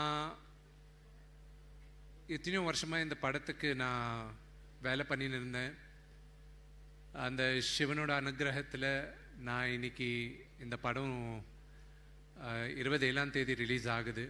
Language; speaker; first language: Tamil; non-native, fluent; Telugu